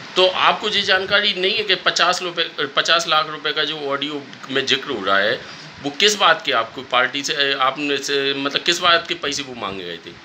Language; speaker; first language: Hindi; native; Hindi